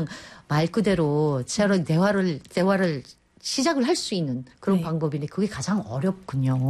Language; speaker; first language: Korean; native; Korean